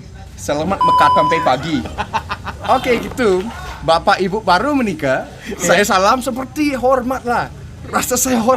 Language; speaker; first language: Indonesian; non-native, fluent; English